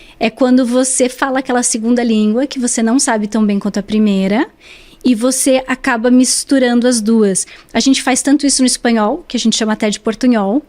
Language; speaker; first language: Portuguese; early bilingual, other home language; English